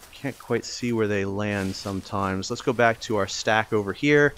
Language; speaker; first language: English; native; English